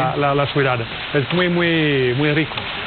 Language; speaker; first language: Spanish; non-native, learner; French